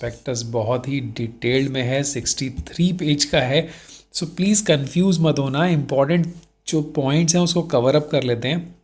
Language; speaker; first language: Hindi; native; Hindi